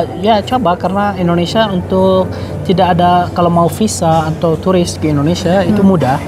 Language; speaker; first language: Indonesian; non-native, fluent; Arabic